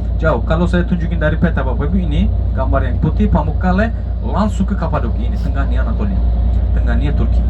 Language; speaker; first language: Indonesian; non-native, fluent; Turkish